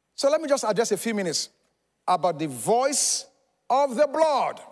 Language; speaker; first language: English; non-native, local second language; Yoruba